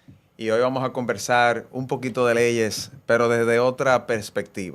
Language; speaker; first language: Spanish; native; Spanish